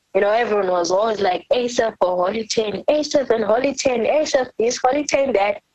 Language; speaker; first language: English; non-native, local second language; North Ndebele